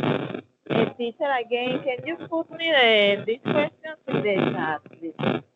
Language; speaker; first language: English; non-native, learner; Spanish